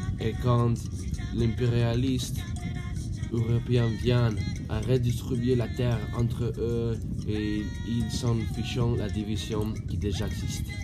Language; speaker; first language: French; non-native, learner; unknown